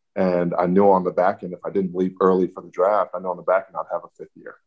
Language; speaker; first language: English; native; English